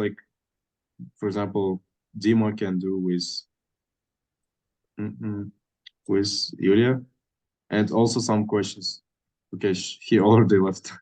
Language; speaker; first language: English; non-native, fluent; Russian